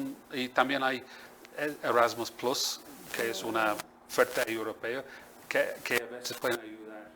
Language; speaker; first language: Spanish; non-native, fluent; English